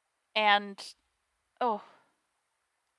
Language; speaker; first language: English; native; English